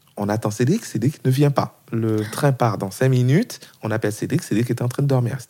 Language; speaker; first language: French; non-native, local second language; Haitian Creole